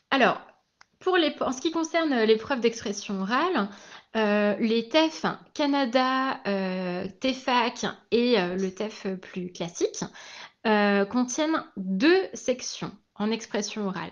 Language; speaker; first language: French; native; French